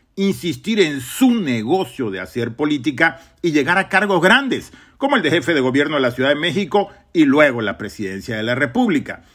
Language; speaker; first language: Spanish; native; Spanish